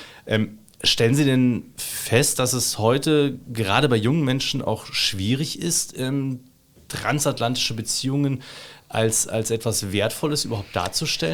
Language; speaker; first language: German; native; German